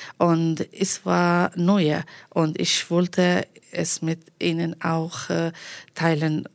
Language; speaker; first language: German; non-native, learner; Persian